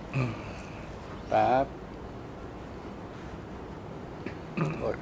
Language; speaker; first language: Thai; native; Thai